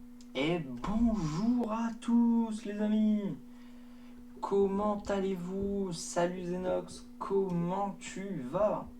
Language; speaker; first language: French; native; French